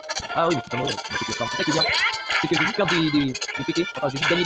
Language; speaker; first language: French; native; French